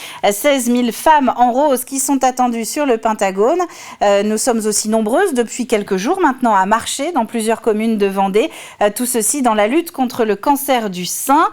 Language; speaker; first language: French; native; French